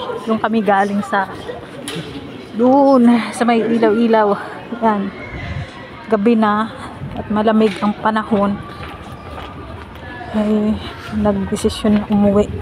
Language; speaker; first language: Filipino; native; Filipino